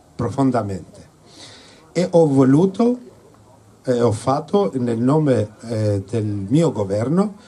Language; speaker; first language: Italian; non-native, fluent; Albanian